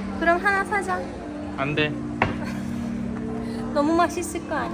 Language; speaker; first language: Korean; non-native, fluent; Turkish